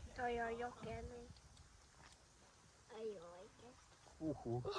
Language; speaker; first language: Finnish; early bilingual, other home language; Kinyarwanda